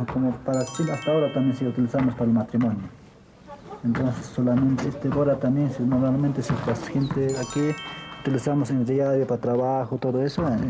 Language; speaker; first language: Spanish; non-native, local second language; Quechua